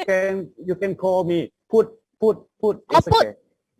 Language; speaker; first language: English; non-native, learner; Khmer